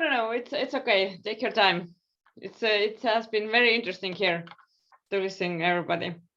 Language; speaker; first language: English; non-native, fluent; Estonian